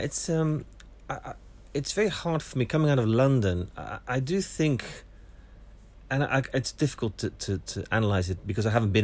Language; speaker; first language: English; native; English